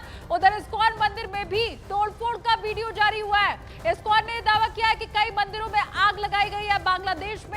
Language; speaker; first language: Hindi; native; Hindi